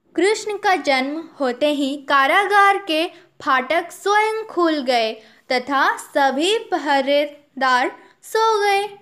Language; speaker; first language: Hindi; non-native, local second language; Odia